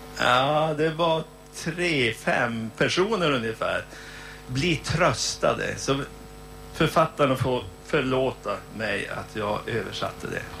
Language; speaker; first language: Swedish; native; Swedish